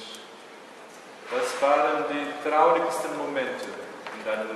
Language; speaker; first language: German; early bilingual, heritage; German